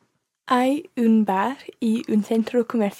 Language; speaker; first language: Spanish; non-native, learner; English